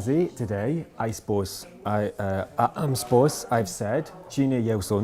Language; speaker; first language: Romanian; non-native, learner; English